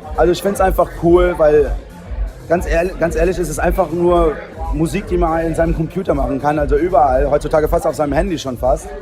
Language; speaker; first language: German; early bilingual, heritage; Portuguese